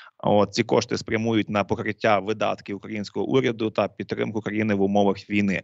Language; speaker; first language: Ukrainian; native; Ukrainian